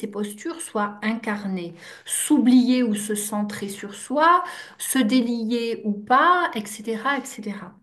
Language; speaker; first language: French; native; French